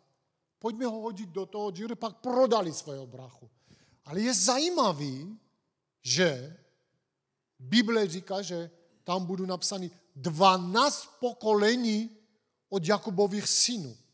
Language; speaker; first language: Czech; non-native, fluent; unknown